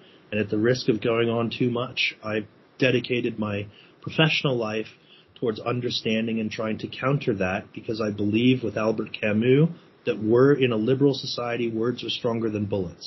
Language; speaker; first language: English; native; English